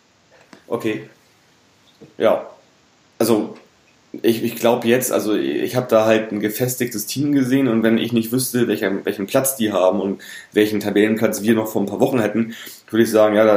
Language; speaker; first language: German; native; German